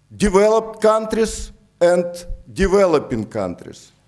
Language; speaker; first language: English; non-native, fluent; Russian